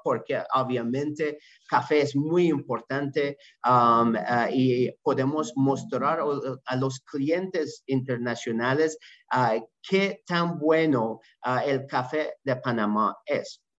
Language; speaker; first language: Spanish; non-native, learner; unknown